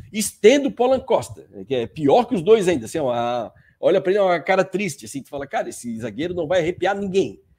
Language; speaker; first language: Portuguese; native; Portuguese